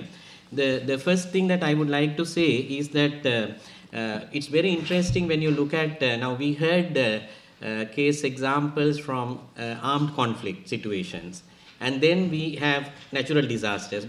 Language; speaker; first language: English; non-native, local second language; Sinhala